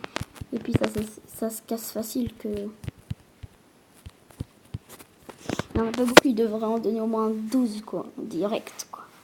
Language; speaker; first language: French; native; French